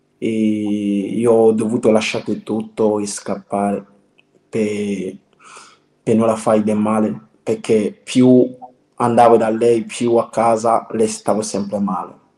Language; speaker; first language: Italian; non-native, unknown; French